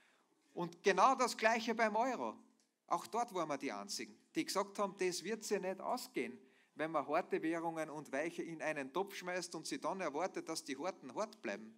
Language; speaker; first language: German; native; German